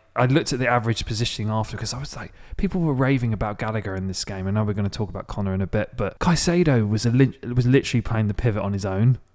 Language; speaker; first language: English; native; English